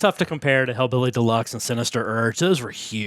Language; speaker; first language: English; native; English